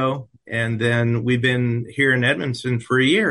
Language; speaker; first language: English; native; English